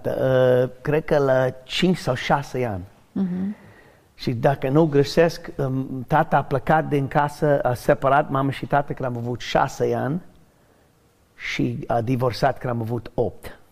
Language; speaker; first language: Romanian; non-native, learner; English